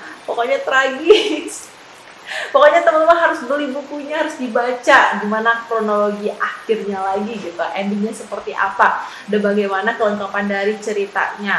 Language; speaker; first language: Indonesian; native; Indonesian